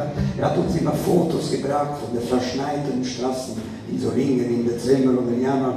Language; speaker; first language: German; non-native, fluent; Italian